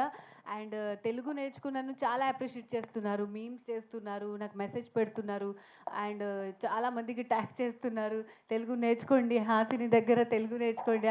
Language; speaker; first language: Telugu; non-native, learner; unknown